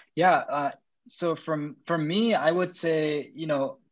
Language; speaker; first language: English; non-native, fluent; Korean